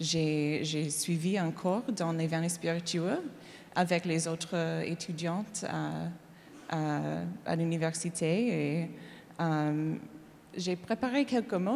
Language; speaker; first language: French; non-native, learner; English